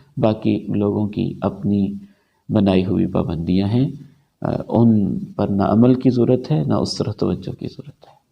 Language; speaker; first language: Urdu; non-native, local second language; Punjabi